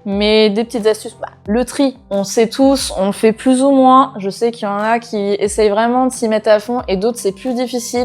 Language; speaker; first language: French; native; French